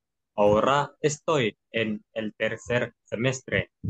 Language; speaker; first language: Spanish; non-native, learner; Malay